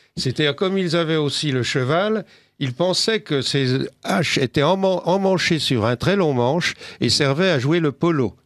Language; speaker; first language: French; native; French